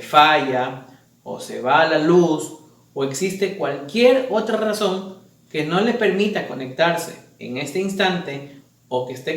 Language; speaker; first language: Spanish; native; Spanish